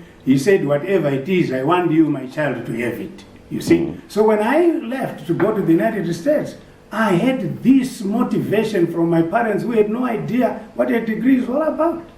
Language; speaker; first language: English; non-native, local second language; Shona